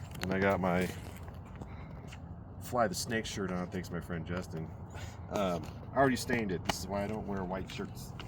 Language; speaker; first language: English; native; English